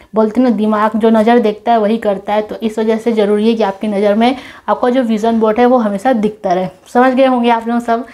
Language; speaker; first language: Hindi; non-native, local second language; Nepali